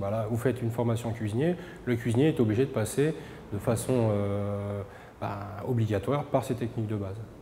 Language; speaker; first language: French; native; French